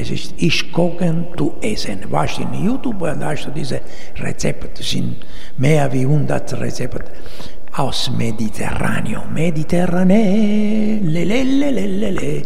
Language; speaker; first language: German; non-native, learner; Italian